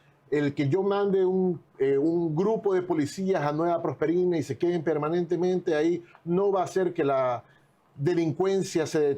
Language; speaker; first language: Spanish; native; Spanish